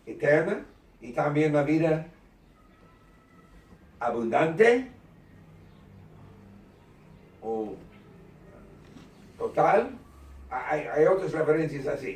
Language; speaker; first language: Spanish; non-native, learner; English